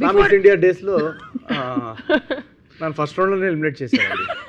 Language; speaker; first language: Telugu; native; Telugu